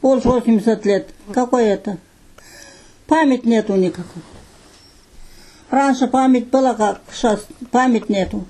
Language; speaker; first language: Russian; non-native, local second language; Kazakh